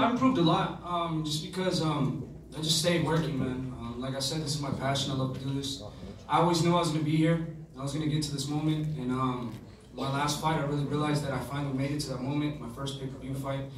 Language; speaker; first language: English; early bilingual, other home language; Spanish